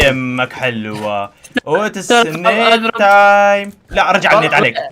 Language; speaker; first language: Arabic; native; Arabic